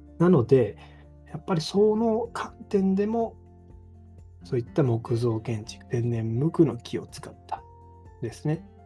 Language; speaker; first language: Japanese; native; Japanese